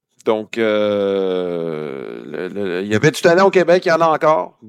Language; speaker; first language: French; native; French